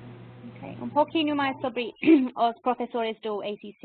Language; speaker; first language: Portuguese; non-native, fluent; English